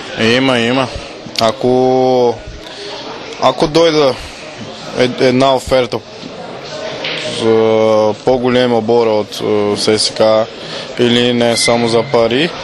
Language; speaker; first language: Bulgarian; non-native, learner; Portuguese